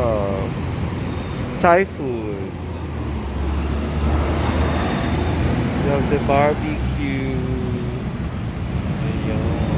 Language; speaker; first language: English; non-native, learner; Filipino